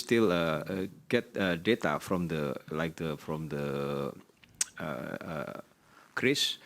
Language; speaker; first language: English; non-native, learner; Indonesian